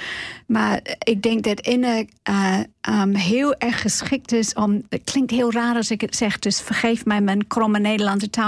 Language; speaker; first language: Dutch; non-native, fluent; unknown